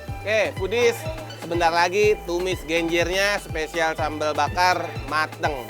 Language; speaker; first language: Indonesian; native; Indonesian